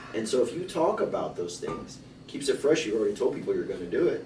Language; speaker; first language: English; native; English